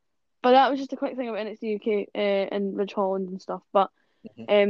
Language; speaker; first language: English; native; English